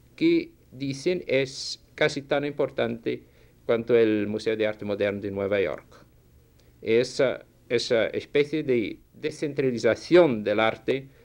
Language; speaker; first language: Spanish; non-native, fluent; Portuguese